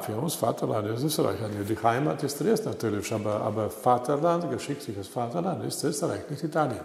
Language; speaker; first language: German; non-native, learner; Italian